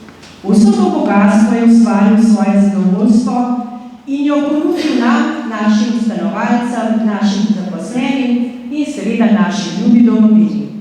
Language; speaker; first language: Slovenian; native; Slovenian